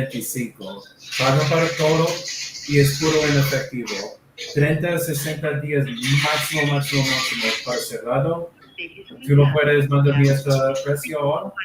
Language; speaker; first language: Spanish; non-native, learner; English